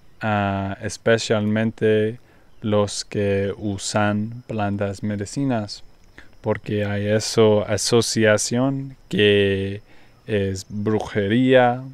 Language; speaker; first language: Spanish; non-native, learner; English